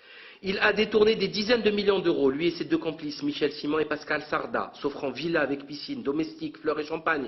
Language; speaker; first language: French; native; French